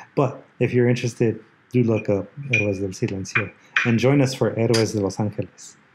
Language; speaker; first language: English; early bilingual, other home language; Spanish